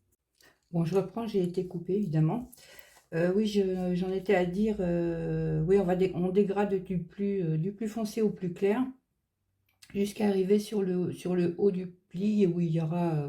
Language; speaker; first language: French; native; French